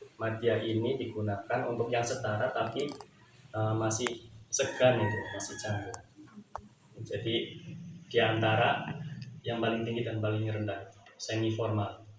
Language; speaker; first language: Indonesian; non-native, local second language; Javanese